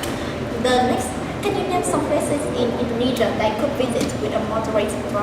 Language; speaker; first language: English; non-native, fluent; Vietnamese